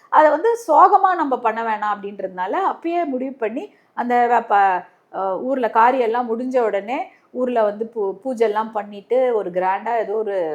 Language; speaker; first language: Tamil; native; Tamil